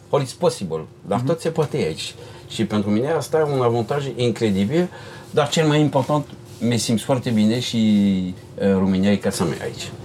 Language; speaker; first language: Romanian; non-native, learner; French